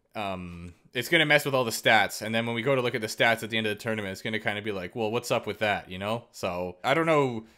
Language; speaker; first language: English; native; English